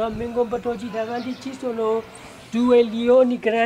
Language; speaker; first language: Italian; non-native, learner; Burmese